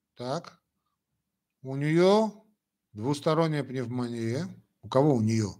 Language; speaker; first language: Russian; non-native, local second language; Armenian